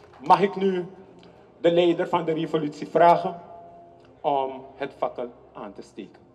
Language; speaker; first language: Dutch; native; Dutch